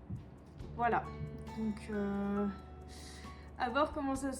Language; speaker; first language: French; native; French